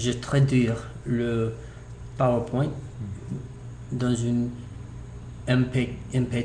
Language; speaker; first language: French; non-native, learner; English